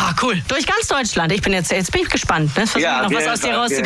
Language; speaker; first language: German; native; German